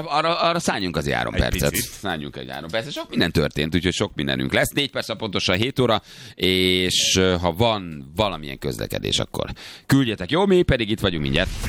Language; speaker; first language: Hungarian; native; Hungarian